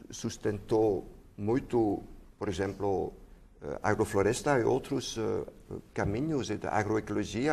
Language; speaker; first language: Portuguese; non-native, fluent; Dutch